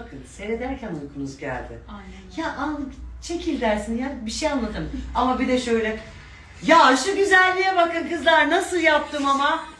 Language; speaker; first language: Turkish; native; Turkish